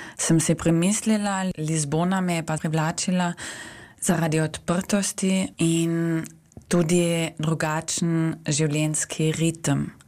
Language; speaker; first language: Slovenian; native; Slovenian